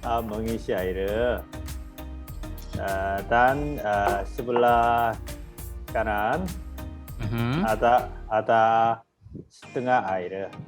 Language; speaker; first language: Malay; non-native, learner; Korean